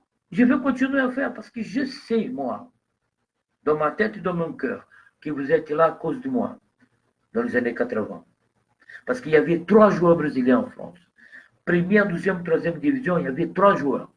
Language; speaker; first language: French; non-native, fluent; Portuguese